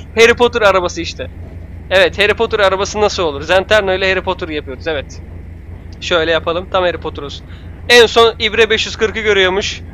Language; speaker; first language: Turkish; native; Turkish